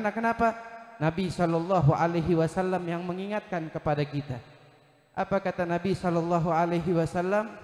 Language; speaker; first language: Indonesian; native; Indonesian